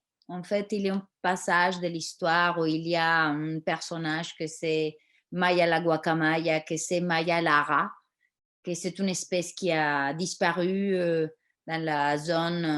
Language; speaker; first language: French; non-native, fluent; Spanish